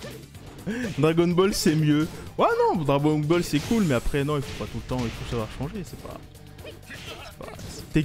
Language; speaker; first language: French; native; French